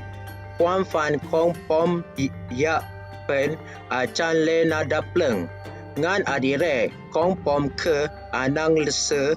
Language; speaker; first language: Thai; non-native, learner; Malay